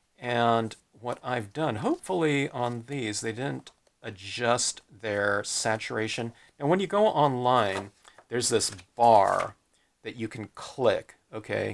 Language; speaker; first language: English; native; English